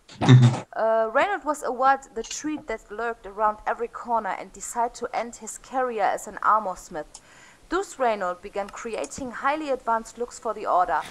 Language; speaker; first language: English; non-native, learner; German